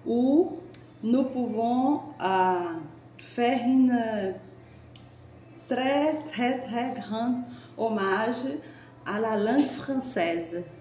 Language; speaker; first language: French; non-native, learner; Portuguese